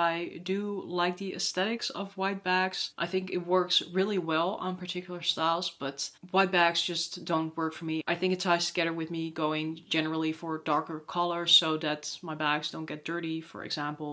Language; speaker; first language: English; non-native, fluent; Dutch